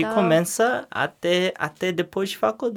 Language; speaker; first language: Portuguese; non-native, learner; English